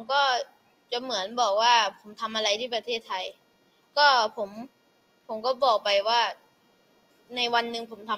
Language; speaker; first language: Thai; early bilingual, other home language; Portuguese